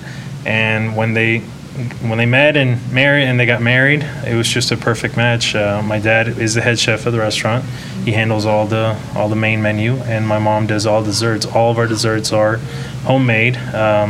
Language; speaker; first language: English; non-native, fluent; Spanish